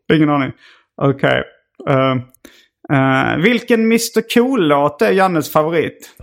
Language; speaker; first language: Swedish; native; Swedish